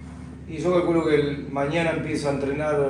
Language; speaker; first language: Spanish; native; Spanish